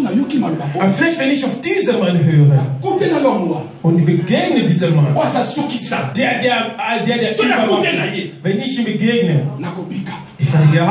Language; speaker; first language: German; non-native, learner; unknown